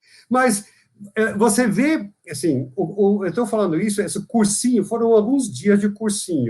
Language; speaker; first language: Portuguese; non-native, fluent; Dutch